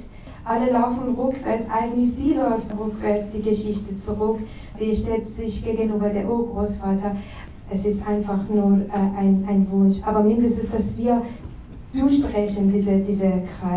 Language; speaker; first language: German; non-native, fluent; Persian